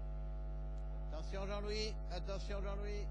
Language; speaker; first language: French; native; French